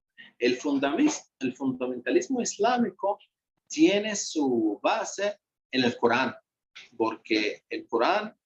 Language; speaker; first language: Spanish; non-native, fluent; Arabic